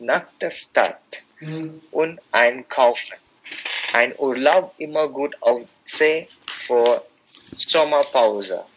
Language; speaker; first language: German; non-native, learner; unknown